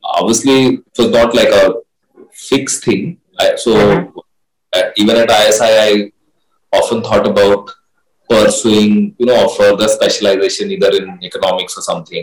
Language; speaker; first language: English; non-native, local second language; Hindi